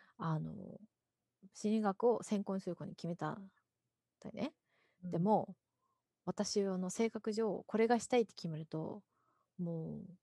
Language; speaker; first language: Japanese; native; Japanese